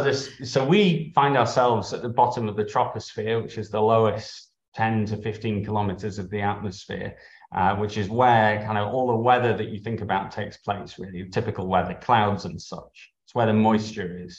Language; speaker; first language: English; native; English